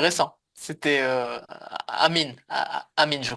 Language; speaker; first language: French; native; French